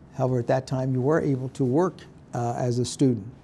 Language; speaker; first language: English; native; English